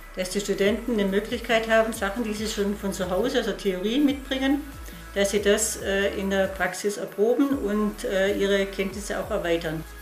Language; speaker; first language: German; non-native, fluent; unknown